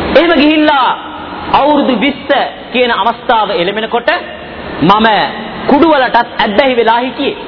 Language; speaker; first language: Sinhala; non-native, local second language; Tamil